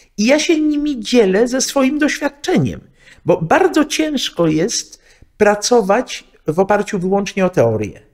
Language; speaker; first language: Polish; native; Polish